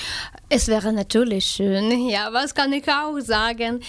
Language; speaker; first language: German; non-native, fluent; Ukrainian